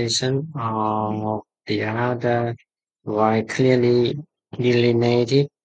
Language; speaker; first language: English; non-native, fluent; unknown